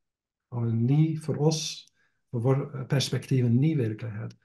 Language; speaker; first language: Norwegian; non-native, fluent; Dutch